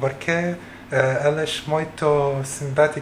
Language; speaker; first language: Portuguese; non-native, learner; Arabic